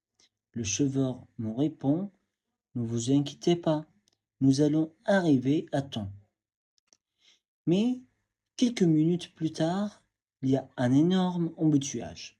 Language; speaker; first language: French; non-native, fluent; Arabic